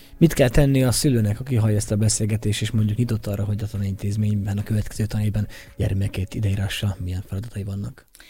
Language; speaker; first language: Hungarian; native; Hungarian